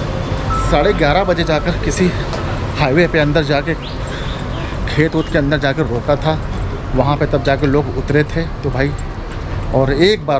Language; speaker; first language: Hindi; native; Hindi